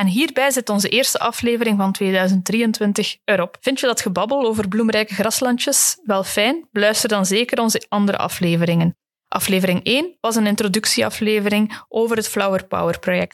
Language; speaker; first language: Dutch; native; Dutch